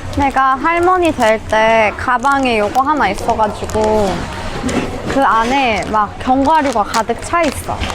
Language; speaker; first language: Korean; non-native, fluent; Persian